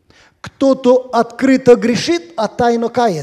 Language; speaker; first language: Polish; non-native, learner; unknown